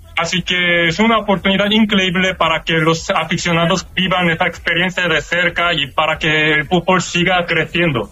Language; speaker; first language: Spanish; non-native, learner; Korean